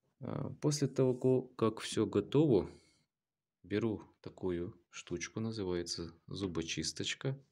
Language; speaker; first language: Russian; native; Russian